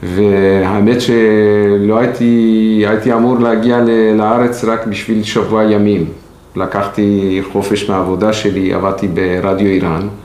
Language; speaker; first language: Hebrew; non-native, fluent; Persian